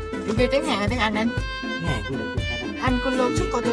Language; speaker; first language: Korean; non-native, learner; Vietnamese